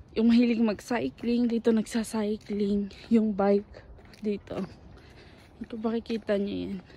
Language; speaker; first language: Filipino; native; Filipino